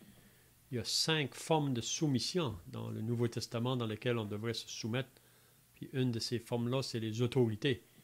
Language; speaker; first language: French; native; French